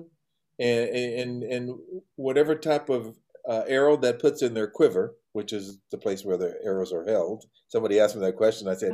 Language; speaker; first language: English; native; English